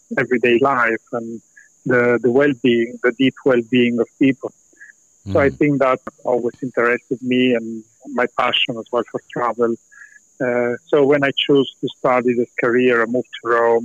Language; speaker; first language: English; non-native, fluent; Italian